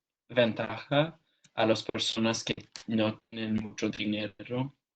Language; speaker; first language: Spanish; non-native, learner; English